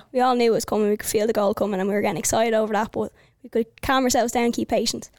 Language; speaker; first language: English; native; English